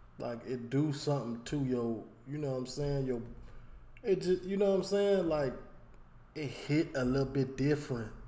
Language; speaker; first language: English; native; English